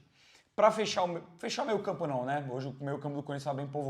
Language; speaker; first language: Portuguese; native; Portuguese